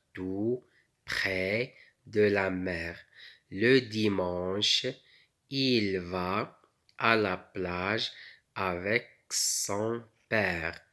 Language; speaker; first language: French; non-native, local second language; Arabic